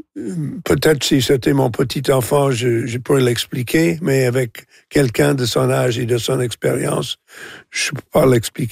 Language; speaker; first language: French; non-native, local second language; English